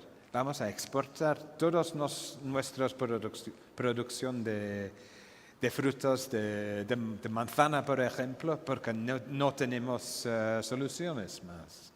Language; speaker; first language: Spanish; non-native, fluent; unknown